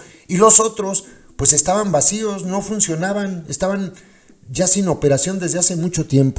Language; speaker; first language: Spanish; native; Spanish